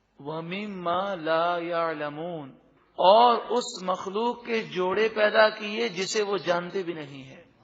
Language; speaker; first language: Urdu; native; Urdu